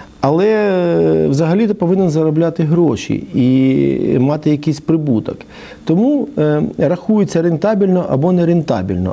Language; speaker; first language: Ukrainian; native; Ukrainian